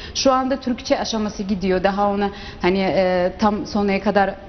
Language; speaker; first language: Turkish; non-native, fluent; Uzbek